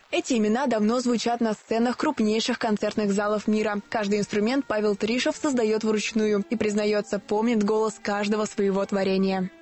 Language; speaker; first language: Russian; native; Russian